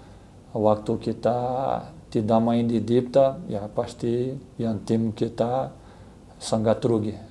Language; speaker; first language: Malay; non-native, fluent; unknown